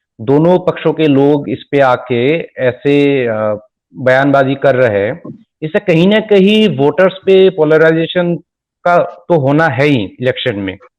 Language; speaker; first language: Hindi; non-native, local second language; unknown